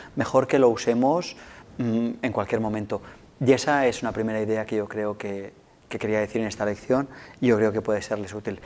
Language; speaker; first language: Spanish; non-native, local second language; Catalan